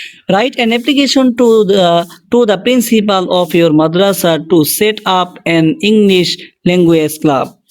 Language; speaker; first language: English; non-native, local second language; Bangla